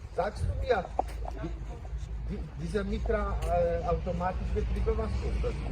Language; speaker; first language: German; non-native, learner; Polish